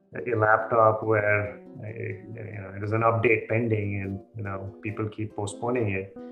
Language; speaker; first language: English; non-native, local second language; Hindi